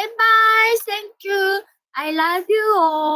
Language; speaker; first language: English; non-native, learner; Japanese